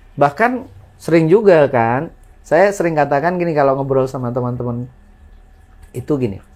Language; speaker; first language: Indonesian; non-native, local second language; Madurese